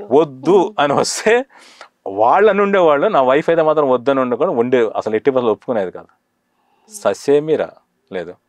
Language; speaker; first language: Telugu; native; Telugu